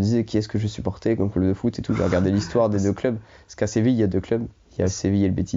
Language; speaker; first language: French; native; French